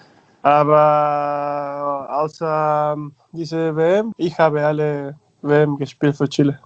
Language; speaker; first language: German; non-native, learner; Spanish